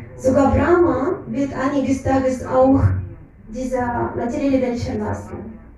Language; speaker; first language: German; non-native, fluent; Russian